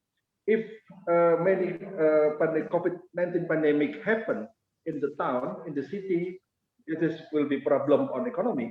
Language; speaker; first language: English; non-native, fluent; Indonesian